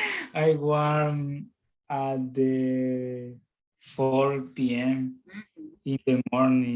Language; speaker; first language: English; non-native, learner; Spanish